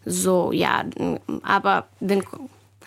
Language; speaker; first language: German; non-native, fluent; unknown